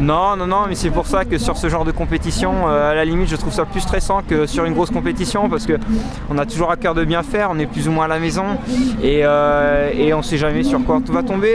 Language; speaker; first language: French; native; French